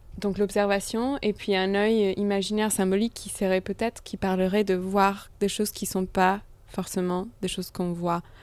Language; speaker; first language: French; non-native, fluent; Italian